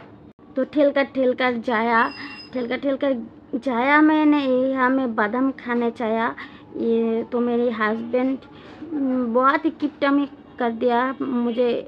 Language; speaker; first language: Hindi; non-native, learner; Bangla